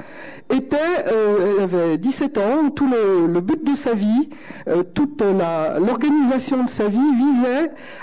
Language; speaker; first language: French; native; French